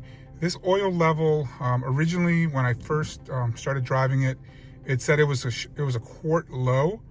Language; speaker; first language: English; native; English